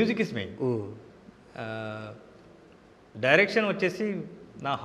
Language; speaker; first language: Telugu; non-native, local second language; Kannada